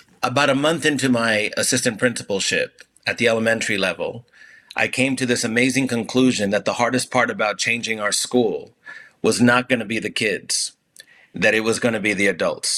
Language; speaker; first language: English; early bilingual, other home language; Spanish